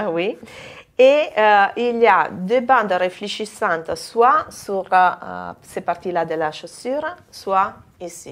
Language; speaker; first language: French; non-native, fluent; Italian